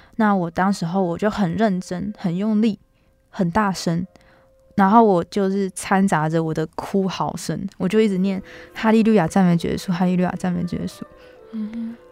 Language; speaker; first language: Chinese; native; Chinese